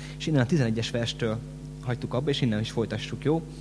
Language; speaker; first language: Hungarian; native; Hungarian